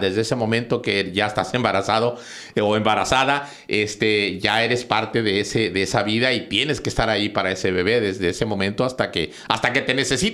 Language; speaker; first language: Spanish; native; Spanish